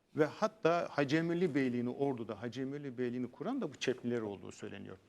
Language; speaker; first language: Turkish; native; Turkish